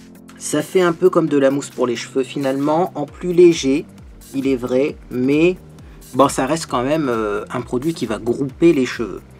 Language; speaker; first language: French; native; French